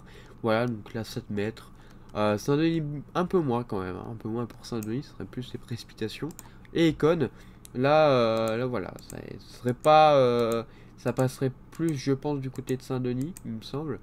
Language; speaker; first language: French; native; French